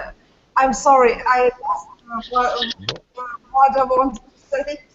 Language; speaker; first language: English; non-native, learner; French